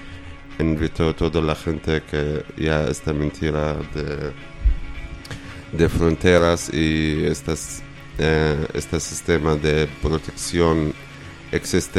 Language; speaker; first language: Spanish; non-native, learner; Arabic